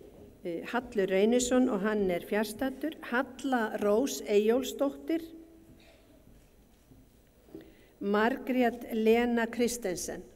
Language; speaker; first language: Icelandic; native; Icelandic